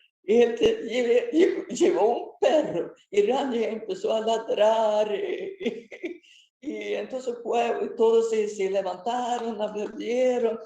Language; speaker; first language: Spanish; non-native, fluent; Swedish